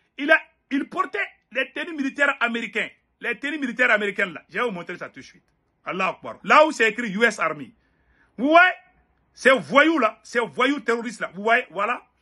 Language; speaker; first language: French; non-native, local second language; Bambara